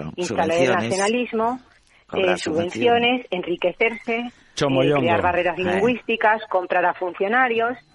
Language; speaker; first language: Spanish; native; Spanish